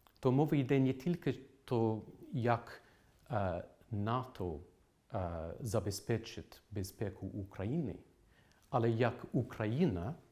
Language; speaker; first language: Ukrainian; non-native, fluent; English